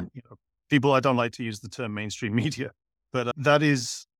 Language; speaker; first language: English; native; English